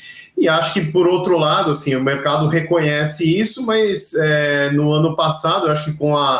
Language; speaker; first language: Portuguese; native; Portuguese